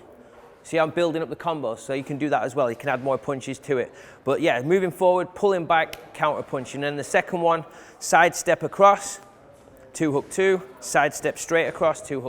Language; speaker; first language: English; native; English